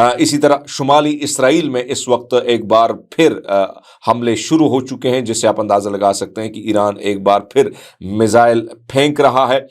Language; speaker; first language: Urdu; non-native, local second language; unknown